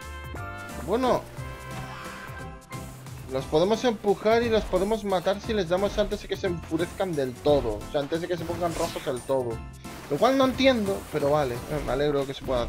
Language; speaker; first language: Spanish; native; Spanish